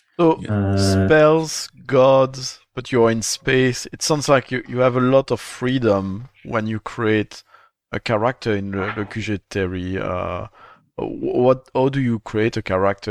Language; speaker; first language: English; non-native, fluent; French